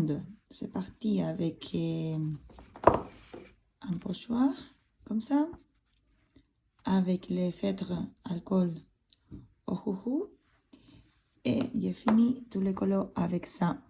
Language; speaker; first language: French; non-native, fluent; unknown